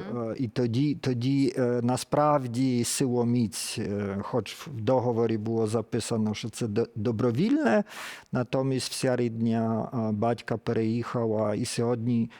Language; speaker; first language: Ukrainian; early bilingual, heritage; Ukrainian